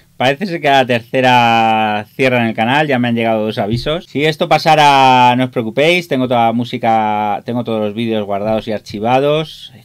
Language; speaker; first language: Spanish; native; Spanish